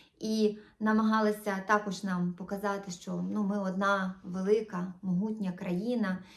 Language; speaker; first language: Ukrainian; non-native, local second language; Russian